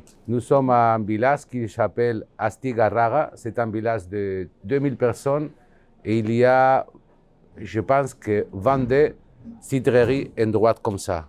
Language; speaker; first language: French; non-native, learner; Basque